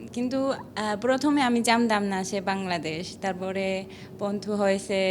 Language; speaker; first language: Bangla; non-native, learner; Chinese